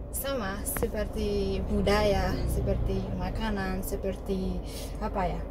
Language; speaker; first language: Indonesian; non-native, learner; Malagasy